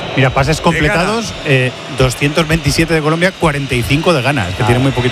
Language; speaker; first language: Spanish; native; Spanish